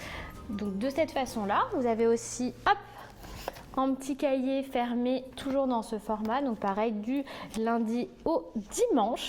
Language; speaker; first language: French; native; French